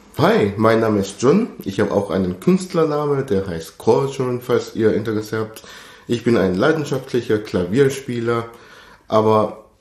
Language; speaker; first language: German; early bilingual, other home language; Korean